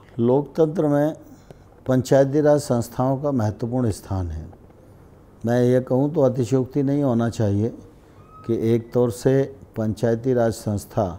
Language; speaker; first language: Hindi; native; Hindi